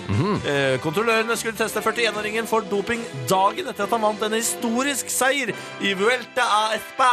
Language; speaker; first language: Norwegian; native; Norwegian